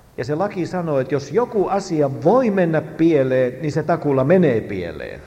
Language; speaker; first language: Finnish; native; Finnish